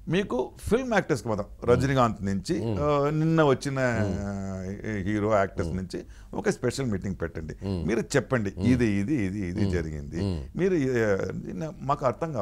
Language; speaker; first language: Telugu; non-native, learner; Tamil